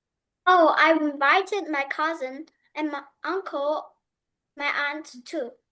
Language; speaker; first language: English; non-native, learner; Vietnamese